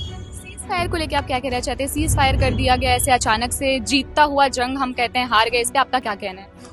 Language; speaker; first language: Hindi; native; Hindi